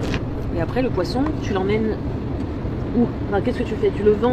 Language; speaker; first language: French; native; French